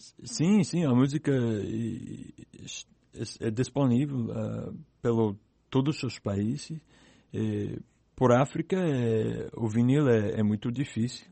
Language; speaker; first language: Portuguese; non-native, learner; English